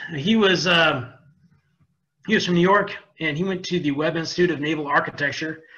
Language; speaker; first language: English; native; English